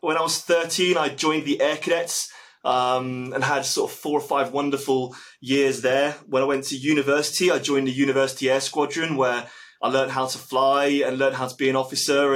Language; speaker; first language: English; native; English